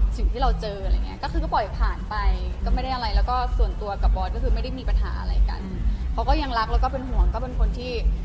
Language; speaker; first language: Thai; native; Thai